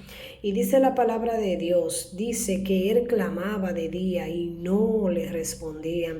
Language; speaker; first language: Spanish; native; Spanish